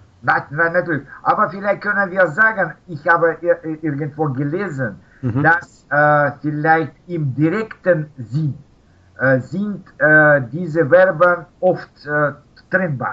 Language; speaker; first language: German; non-native, fluent; Russian